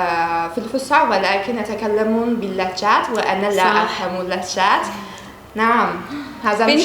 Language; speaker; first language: Arabic; non-native, learner; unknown